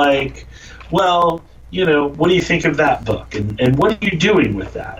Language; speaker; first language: English; native; English